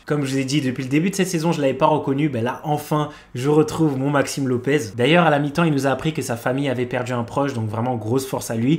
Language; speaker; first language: French; native; French